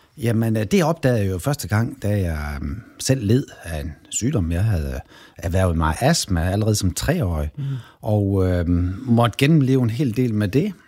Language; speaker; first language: Danish; native; Danish